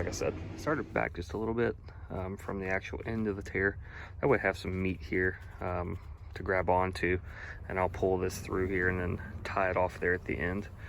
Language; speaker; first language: English; native; English